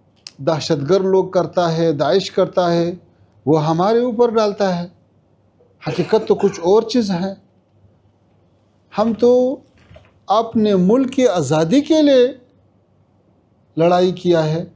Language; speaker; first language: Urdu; non-native, fluent; Pashto